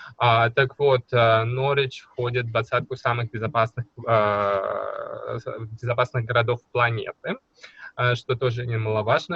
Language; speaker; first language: Russian; native; Russian